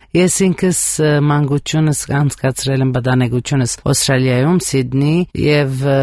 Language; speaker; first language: Armenian; early bilingual, heritage; Armenian